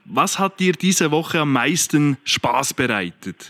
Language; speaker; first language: German; native; German